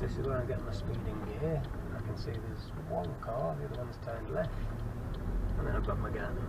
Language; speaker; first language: English; native; English